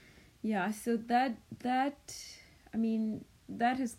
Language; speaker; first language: English; non-native, local second language; Northern Sotho